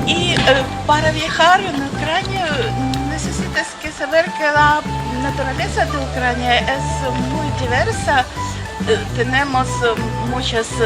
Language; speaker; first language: Spanish; non-native, fluent; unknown